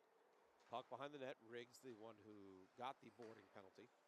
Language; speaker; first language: English; native; English